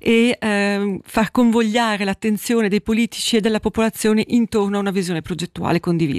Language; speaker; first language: Italian; native; Italian